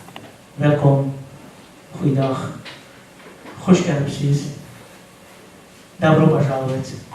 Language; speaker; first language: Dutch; non-native, fluent; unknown